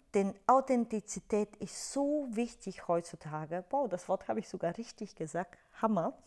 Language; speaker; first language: German; non-native, fluent; Bulgarian